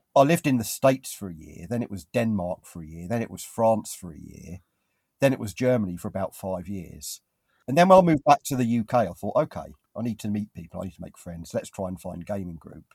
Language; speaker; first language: English; native; English